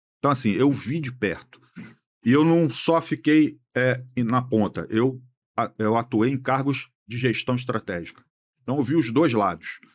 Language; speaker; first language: Portuguese; native; Portuguese